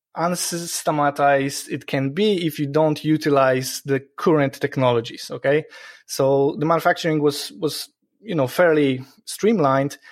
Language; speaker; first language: English; non-native, fluent; Polish